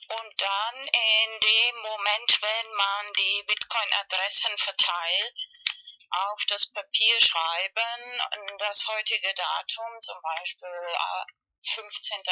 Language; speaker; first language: German; non-native, fluent; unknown